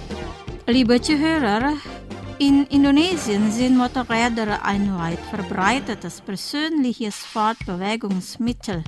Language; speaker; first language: German; non-native, fluent; Indonesian